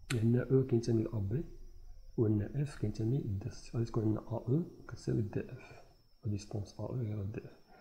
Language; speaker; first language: French; non-native, local second language; Arabic